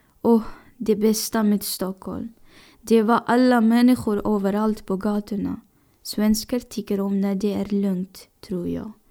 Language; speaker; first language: Swedish; non-native, fluent; Persian